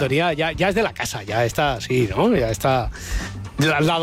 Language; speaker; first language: Spanish; native; Spanish